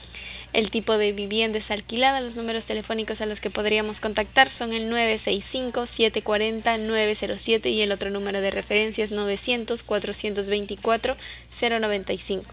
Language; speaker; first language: Spanish; native; Spanish